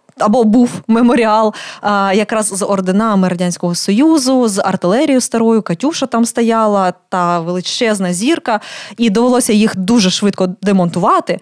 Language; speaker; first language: Ukrainian; native; Ukrainian